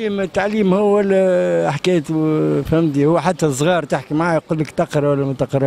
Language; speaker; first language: Arabic; native; Arabic